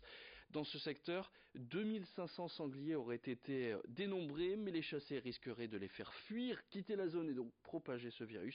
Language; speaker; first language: French; native; French